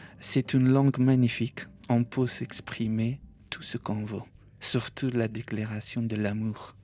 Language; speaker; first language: French; non-native, fluent; Persian